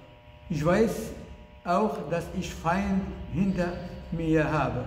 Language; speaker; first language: German; non-native, learner; Arabic